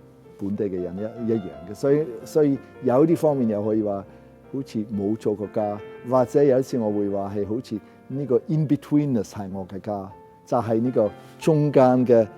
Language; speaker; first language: Cantonese; non-native, fluent; German